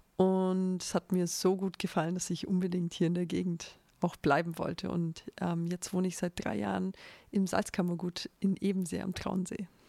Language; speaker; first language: German; early bilingual, other home language; Bulgarian